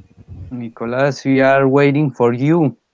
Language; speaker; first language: English; non-native, fluent; Spanish